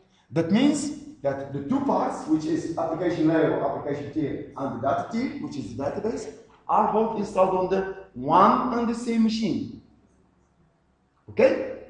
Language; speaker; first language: English; non-native, fluent; Arabic